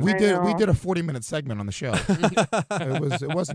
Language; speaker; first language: English; native; English